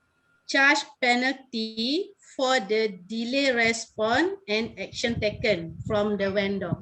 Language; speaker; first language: English; non-native, learner; Malay